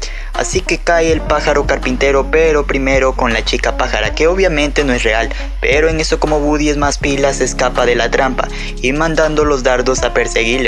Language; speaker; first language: Spanish; native; Spanish